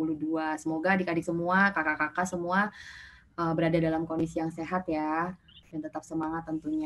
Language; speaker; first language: Indonesian; native; Indonesian